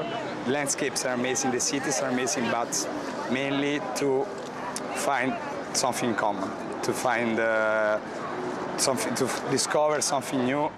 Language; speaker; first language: English; non-native, fluent; Italian